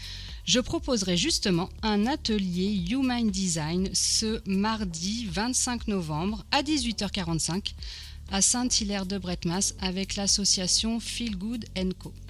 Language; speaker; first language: French; native; French